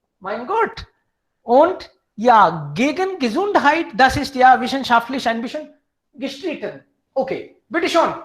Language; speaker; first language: German; non-native, fluent; Hindi